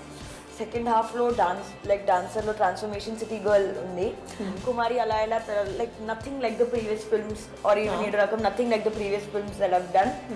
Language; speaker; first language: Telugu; non-native, learner; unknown